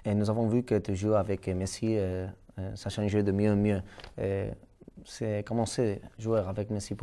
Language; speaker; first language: French; non-native, learner; Catalan